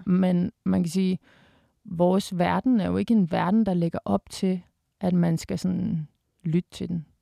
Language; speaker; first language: Danish; native; Danish